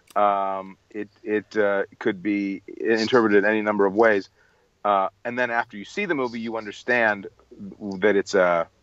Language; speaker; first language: English; native; English